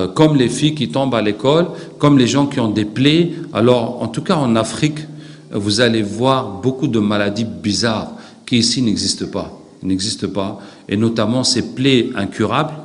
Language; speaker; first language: French; non-native, local second language; Arabic